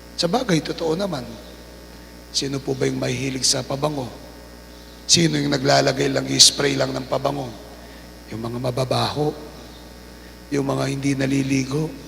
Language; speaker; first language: Filipino; non-native, local second language; Pampanga